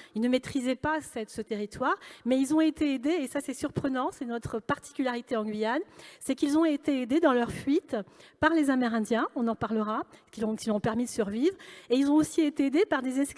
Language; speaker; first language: French; native; French